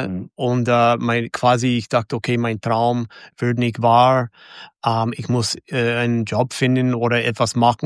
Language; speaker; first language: German; non-native, fluent; English